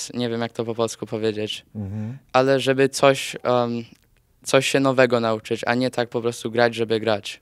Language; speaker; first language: Polish; early bilingual, heritage; Polish